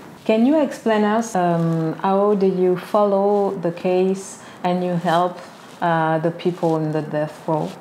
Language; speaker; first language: English; non-native, fluent; French